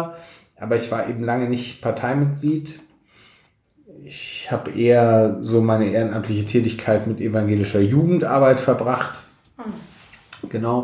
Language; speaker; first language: German; native; German